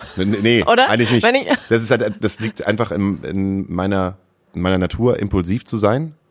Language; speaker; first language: German; native; German